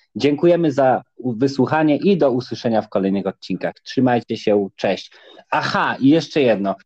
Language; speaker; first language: Polish; native; Polish